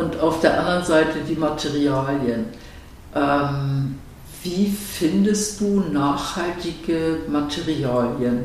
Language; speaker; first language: German; native; German